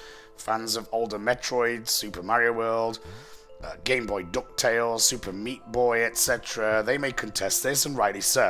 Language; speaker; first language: English; native; English